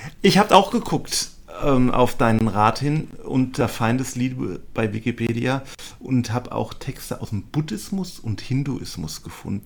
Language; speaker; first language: German; native; German